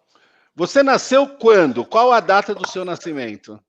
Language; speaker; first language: Portuguese; native; Portuguese